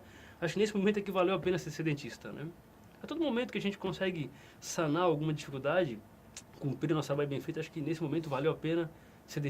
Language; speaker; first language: Portuguese; native; Portuguese